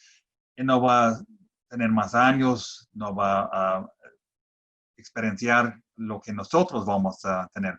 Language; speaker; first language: Spanish; non-native, fluent; English